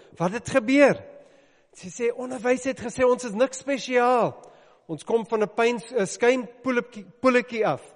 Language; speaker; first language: Afrikaans; non-native, local second language; English